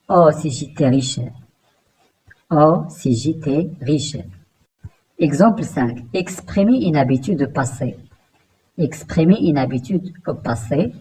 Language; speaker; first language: French; non-native, local second language; Arabic